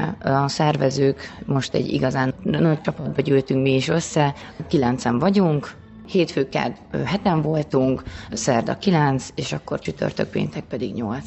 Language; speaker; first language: Hungarian; native; Hungarian